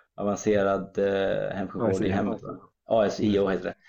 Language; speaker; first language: Swedish; early bilingual, other home language; German